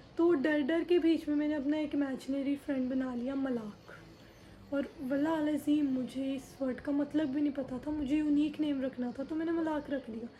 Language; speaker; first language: Hindi; early bilingual, heritage; Urdu